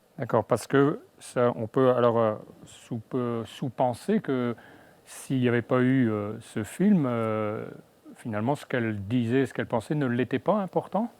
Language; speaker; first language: French; native; French